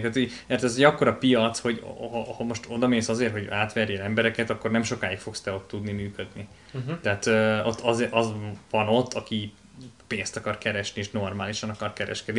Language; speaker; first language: Hungarian; native; Hungarian